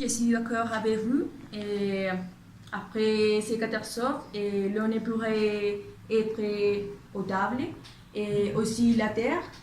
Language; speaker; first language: French; non-native, learner; Spanish